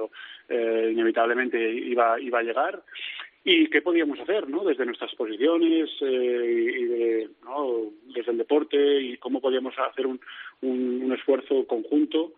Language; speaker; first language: Spanish; native; Spanish